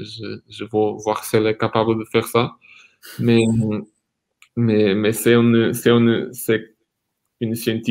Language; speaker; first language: French; non-native, fluent; Portuguese